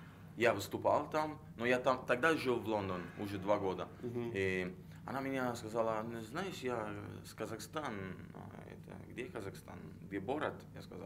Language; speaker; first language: Russian; non-native, learner; Italian